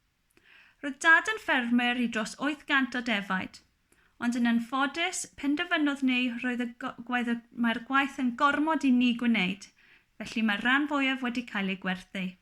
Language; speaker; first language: Welsh; non-native, local second language; English